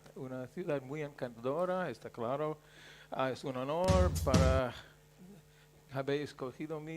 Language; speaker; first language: Spanish; non-native, learner; English